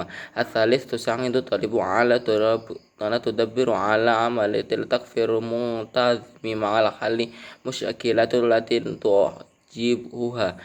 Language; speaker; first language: Arabic; non-native, learner; Indonesian